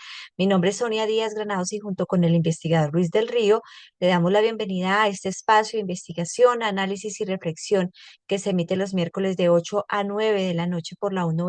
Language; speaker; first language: Spanish; native; Spanish